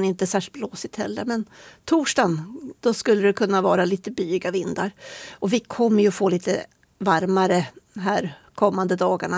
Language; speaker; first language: Swedish; native; Swedish